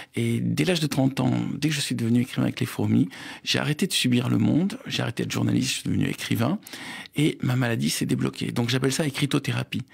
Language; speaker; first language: French; native; French